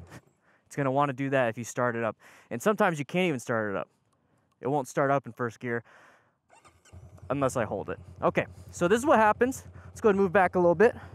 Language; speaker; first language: English; native; English